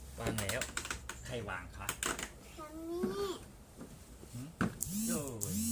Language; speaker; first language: Thai; native; Thai